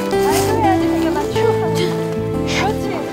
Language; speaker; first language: Korean; native; Korean